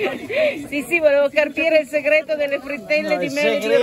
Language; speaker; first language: Italian; native; Italian